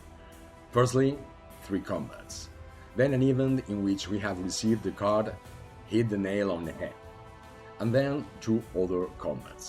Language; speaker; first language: English; non-native, fluent; Spanish